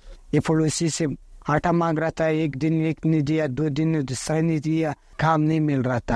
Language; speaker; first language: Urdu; early bilingual, heritage; Pashto